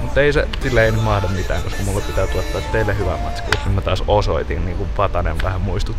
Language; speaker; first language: Finnish; native; Finnish